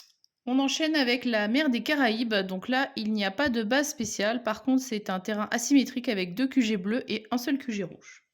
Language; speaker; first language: French; native; French